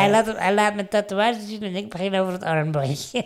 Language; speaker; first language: Dutch; native; Dutch